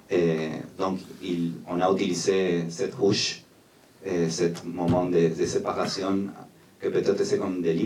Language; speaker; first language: French; non-native, fluent; Spanish